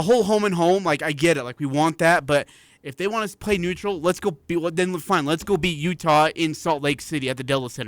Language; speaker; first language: English; native; English